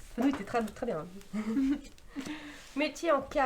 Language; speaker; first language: French; native; French